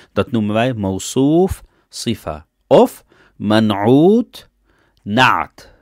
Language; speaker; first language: Dutch; early bilingual, other home language; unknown